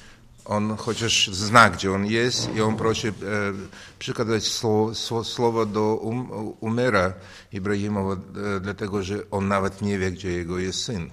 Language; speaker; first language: Polish; non-native, learner; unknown